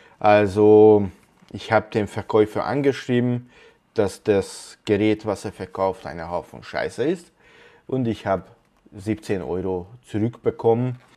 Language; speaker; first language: German; non-native, fluent; Hungarian